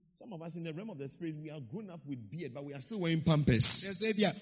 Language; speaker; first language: English; non-native, local second language; Akan